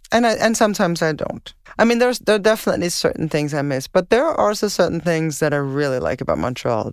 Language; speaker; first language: English; non-native, fluent; Danish